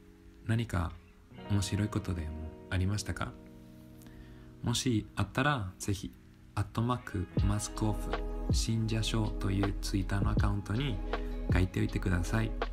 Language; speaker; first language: Japanese; non-native, learner; Spanish